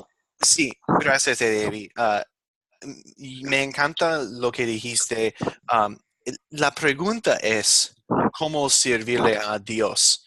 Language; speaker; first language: Spanish; non-native, fluent; English